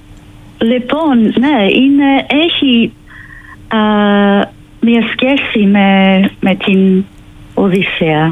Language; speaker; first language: Greek; non-native, fluent; English